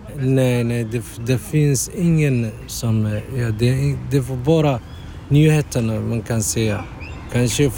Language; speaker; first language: Swedish; non-native, fluent; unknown